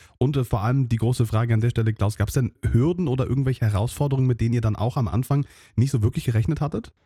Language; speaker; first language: German; native; German